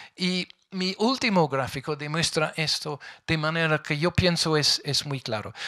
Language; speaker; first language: Spanish; non-native, fluent; English